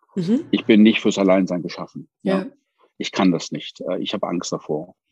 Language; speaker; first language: German; non-native, fluent; English